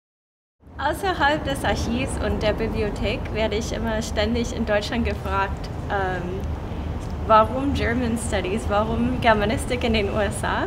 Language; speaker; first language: German; non-native, fluent; English